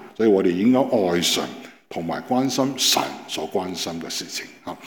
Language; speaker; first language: Cantonese; non-native, fluent; Chinese